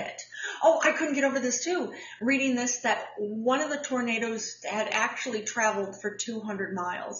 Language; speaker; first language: English; native; English